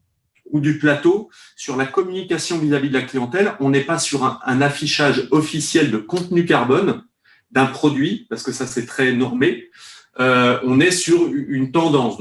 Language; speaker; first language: French; native; French